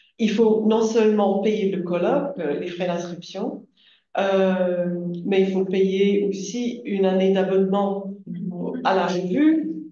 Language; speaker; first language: French; non-native, fluent; English